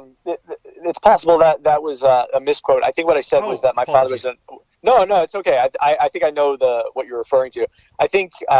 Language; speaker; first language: English; native; English